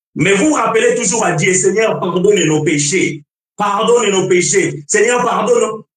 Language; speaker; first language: French; non-native, fluent; Portuguese